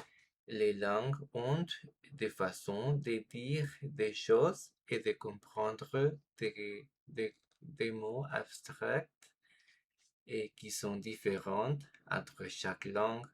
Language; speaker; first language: French; non-native, fluent; Spanish